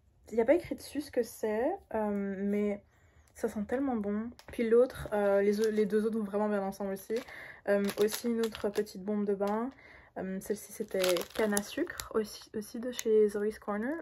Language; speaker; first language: French; native; French